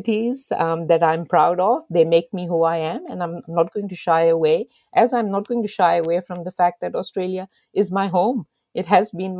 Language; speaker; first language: English; non-native, local second language; Urdu